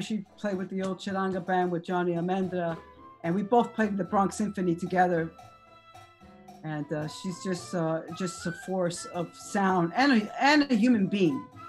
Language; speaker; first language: English; early bilingual, other home language; Spanish